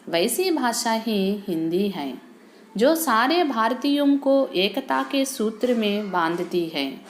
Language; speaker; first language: Hindi; non-native, local second language; Telugu